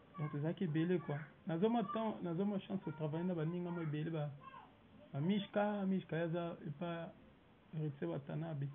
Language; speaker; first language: Lingala; native; Lingala